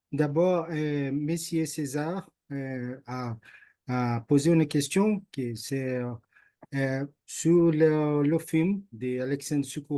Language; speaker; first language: French; non-native, learner; Portuguese